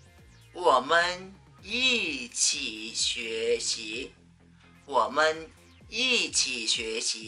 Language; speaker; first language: Chinese; non-native, fluent; Vietnamese